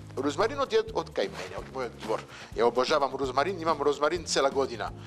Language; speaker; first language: Macedonian; non-native, fluent; French